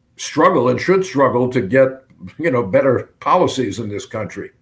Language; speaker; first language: English; native; English